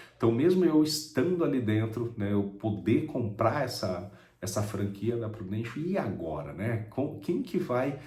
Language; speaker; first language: Portuguese; native; Portuguese